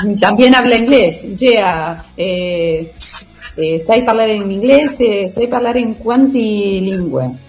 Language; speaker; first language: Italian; non-native, learner; Spanish